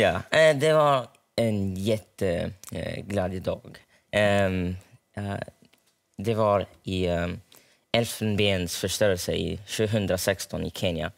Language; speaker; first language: Swedish; early bilingual, heritage; Swedish